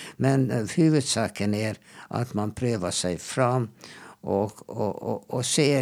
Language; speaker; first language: Swedish; non-native, fluent; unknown